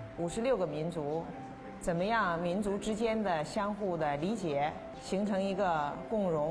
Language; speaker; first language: Chinese; native; Chinese